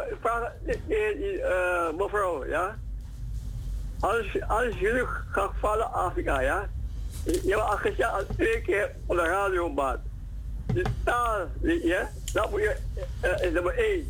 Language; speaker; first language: Dutch; non-native, learner; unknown